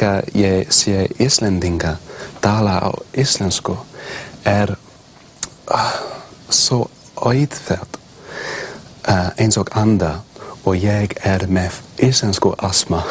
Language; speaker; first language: Icelandic; non-native, learner; English